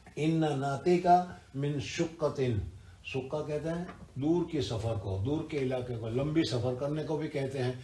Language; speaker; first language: Urdu; non-native, local second language; Gujarati